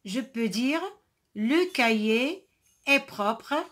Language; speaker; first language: French; non-native, local second language; Arabic